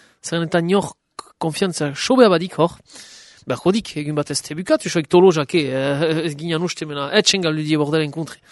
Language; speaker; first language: Basque; native; Basque